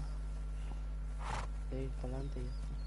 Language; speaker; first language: Spanish; native; Spanish